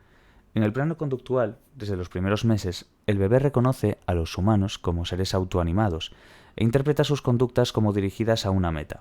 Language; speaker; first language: Spanish; native; Spanish